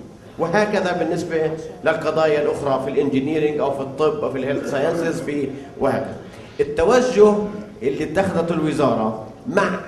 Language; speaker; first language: Arabic; native; Arabic